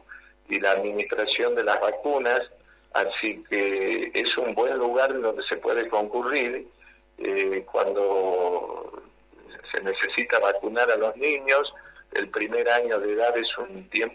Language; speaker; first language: Spanish; native; Spanish